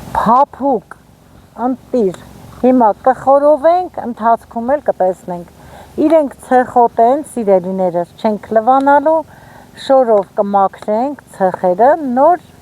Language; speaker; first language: Armenian; native; Armenian